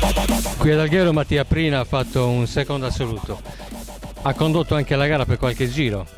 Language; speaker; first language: Italian; native; Italian